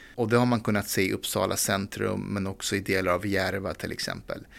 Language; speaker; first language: Swedish; early bilingual, other home language; Persian